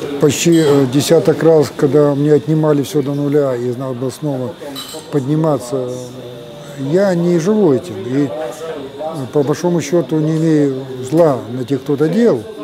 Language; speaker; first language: Russian; native; Russian